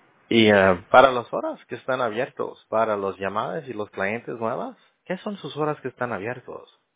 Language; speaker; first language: Spanish; early bilingual, heritage; Spanish